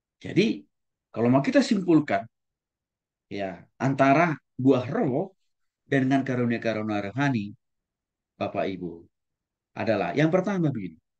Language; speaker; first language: Indonesian; non-native, local second language; Batak Toba